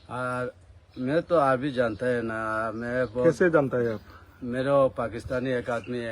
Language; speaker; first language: Hindi; non-native, learner; Bangla